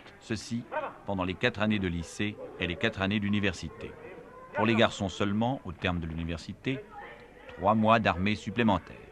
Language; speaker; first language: French; native; French